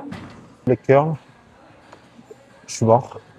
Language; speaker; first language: French; native; French